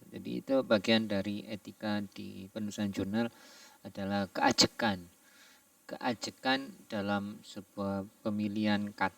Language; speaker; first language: Indonesian; native; Indonesian